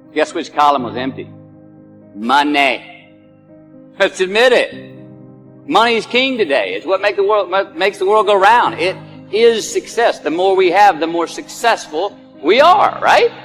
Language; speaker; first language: English; native; English